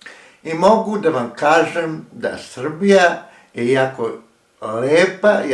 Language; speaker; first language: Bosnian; early bilingual, heritage; Croatian